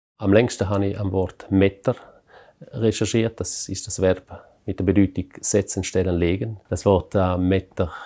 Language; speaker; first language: German; non-native, local second language; Romansh